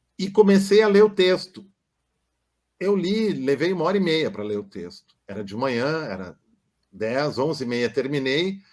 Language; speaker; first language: Portuguese; non-native, local second language; German